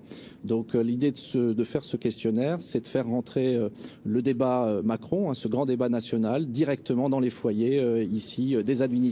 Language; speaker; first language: French; native; French